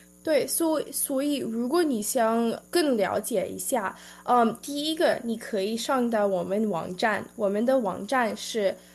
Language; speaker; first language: Chinese; early bilingual, heritage; Chinese